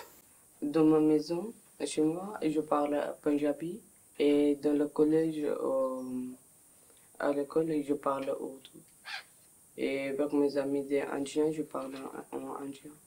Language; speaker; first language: French; non-native, learner; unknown